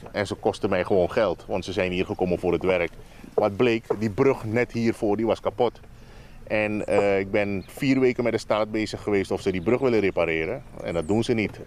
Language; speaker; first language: Dutch; native; Dutch